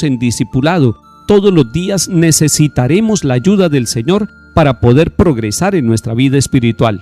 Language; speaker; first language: Spanish; native; Spanish